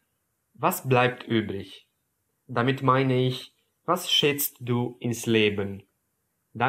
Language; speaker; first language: German; non-native, fluent; Romanian